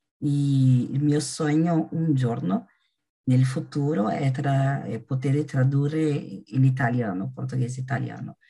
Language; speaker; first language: Italian; non-native, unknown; Portuguese